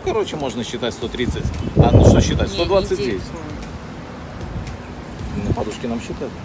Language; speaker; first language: Russian; native; Russian